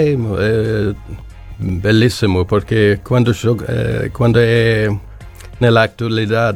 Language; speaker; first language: Italian; non-native, learner; Swedish